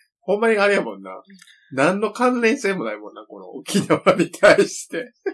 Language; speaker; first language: Japanese; native; Japanese